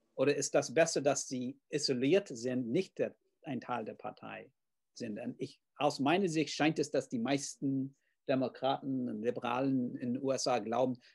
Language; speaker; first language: German; non-native, fluent; English